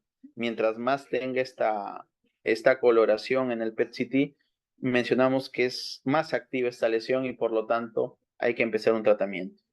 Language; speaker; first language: Spanish; native; Spanish